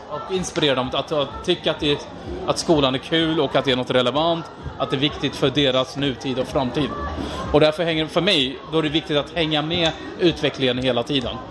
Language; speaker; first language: Swedish; non-native, fluent; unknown